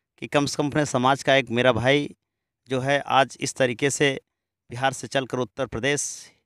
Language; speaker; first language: Hindi; native; Hindi